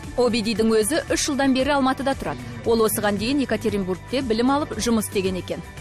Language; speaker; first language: Kazakh; non-native, local second language; Russian